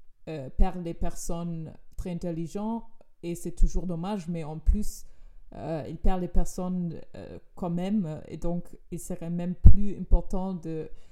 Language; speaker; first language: French; non-native, fluent; German